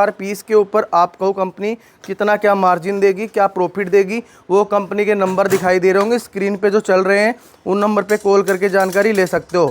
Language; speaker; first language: Hindi; native; Hindi